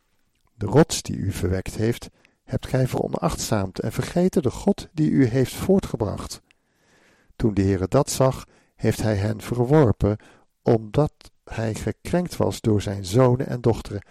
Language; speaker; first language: Dutch; native; Dutch